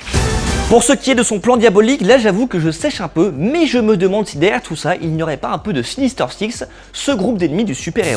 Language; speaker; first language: French; native; French